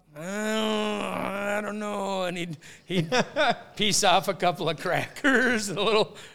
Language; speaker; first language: English; native; English